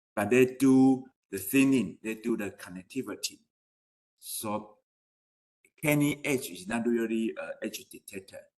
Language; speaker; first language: English; non-native, fluent; Chinese